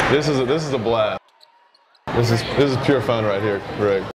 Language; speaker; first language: English; native; English